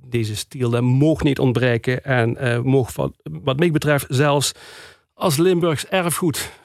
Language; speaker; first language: Dutch; native; Dutch